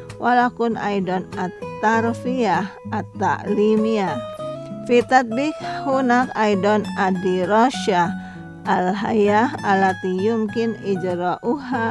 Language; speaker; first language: Arabic; non-native, fluent; Indonesian